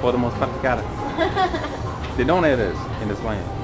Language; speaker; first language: Spanish; non-native, learner; English